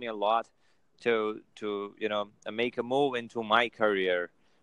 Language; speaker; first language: English; non-native, local second language; Gujarati